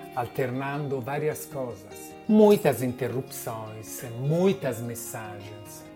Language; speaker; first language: Portuguese; non-native, fluent; Italian